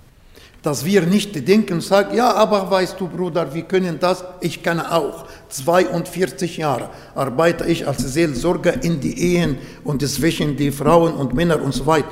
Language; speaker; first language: German; non-native, learner; Arabic